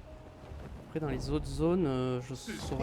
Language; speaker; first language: French; native; French